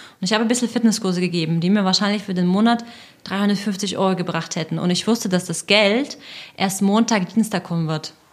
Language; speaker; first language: German; non-native, fluent; Russian